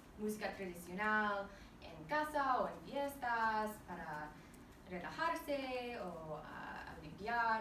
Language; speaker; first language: Spanish; non-native, learner; English